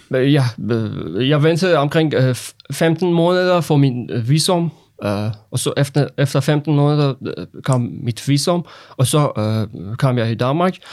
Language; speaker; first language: Danish; non-native, learner; Persian